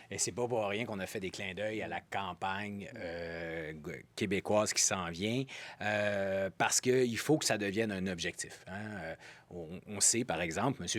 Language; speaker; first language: French; native; French